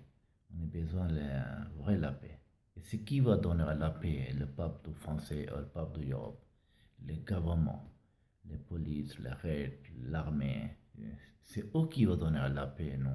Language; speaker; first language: French; non-native, learner; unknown